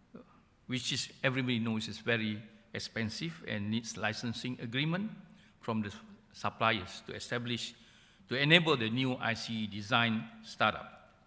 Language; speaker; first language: English; non-native, local second language; Malay